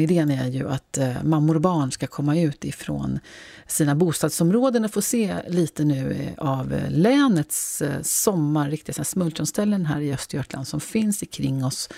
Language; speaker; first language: Swedish; native; Swedish